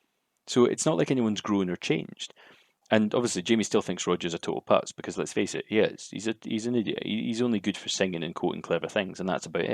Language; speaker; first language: English; native; English